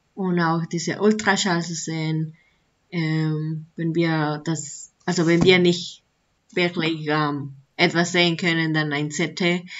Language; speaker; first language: German; non-native, learner; Spanish